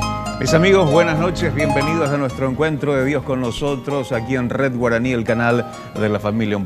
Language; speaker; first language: Spanish; native; Spanish